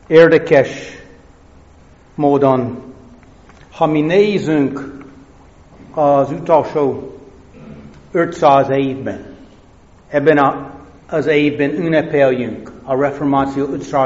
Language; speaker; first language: Hungarian; non-native, fluent; English